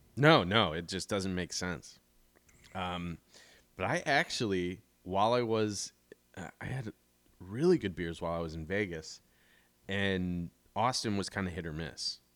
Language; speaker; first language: English; native; English